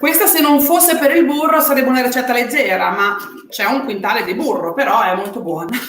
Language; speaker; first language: Italian; native; Italian